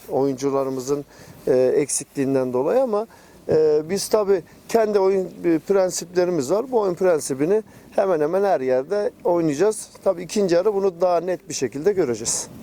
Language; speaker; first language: Turkish; native; Turkish